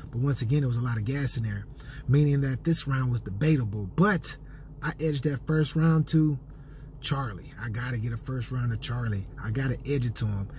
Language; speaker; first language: English; native; English